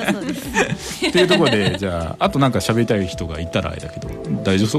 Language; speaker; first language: Japanese; native; Japanese